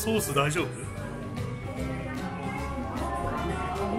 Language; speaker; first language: Japanese; native; Japanese